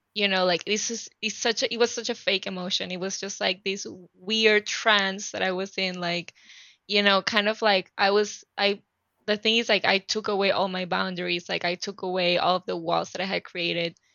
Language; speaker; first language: English; non-native, fluent; Spanish